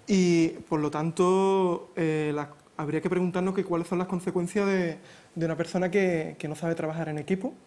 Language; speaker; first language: Spanish; native; Spanish